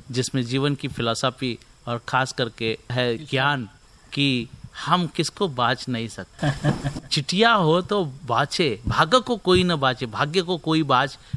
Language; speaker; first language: Hindi; non-native, local second language; Marathi